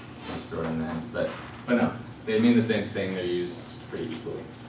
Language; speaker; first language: English; native; English